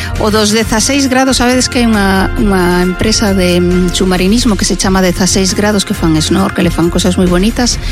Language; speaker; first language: Galician; non-native, local second language; Spanish